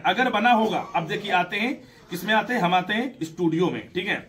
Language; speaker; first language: Hindi; native; Hindi